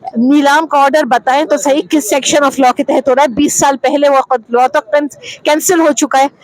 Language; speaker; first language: Urdu; native; Urdu